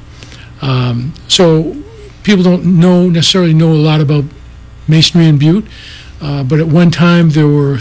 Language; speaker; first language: English; non-native, local second language; Greek